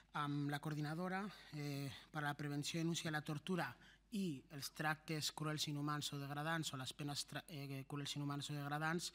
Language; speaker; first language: Catalan; non-native, local second language; Spanish